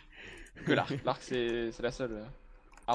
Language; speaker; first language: French; native; French